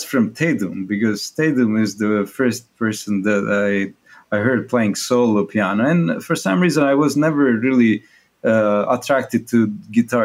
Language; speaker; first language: English; non-native, fluent; Italian